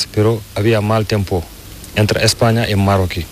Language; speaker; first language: Spanish; non-native, learner; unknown